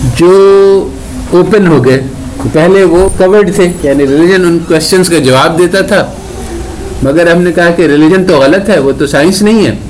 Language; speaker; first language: Urdu; native; Urdu